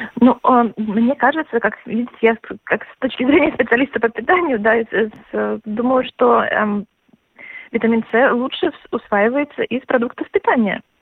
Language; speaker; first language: Russian; native; Russian